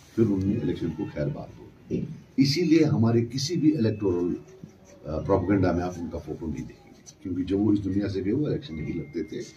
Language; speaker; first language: Urdu; non-native, local second language; Kashmiri